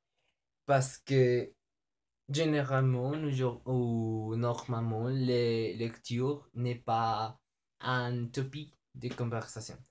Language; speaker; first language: French; non-native, learner; Spanish